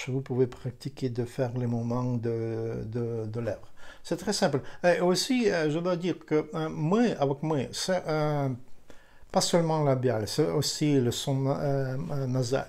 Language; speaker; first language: French; non-native, fluent; Ukrainian